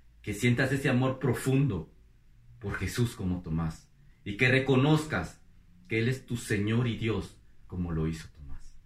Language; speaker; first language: Spanish; native; Spanish